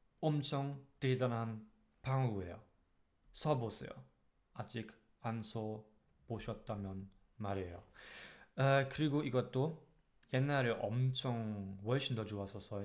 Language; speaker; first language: Korean; non-native, learner; German